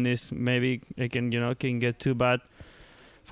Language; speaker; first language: English; non-native, learner; Spanish